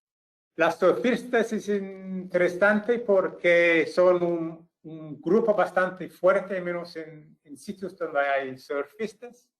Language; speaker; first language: Spanish; non-native, fluent; English